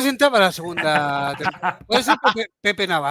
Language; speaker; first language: Spanish; native; Spanish